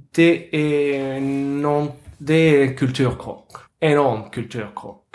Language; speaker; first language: Swedish; non-native, fluent; French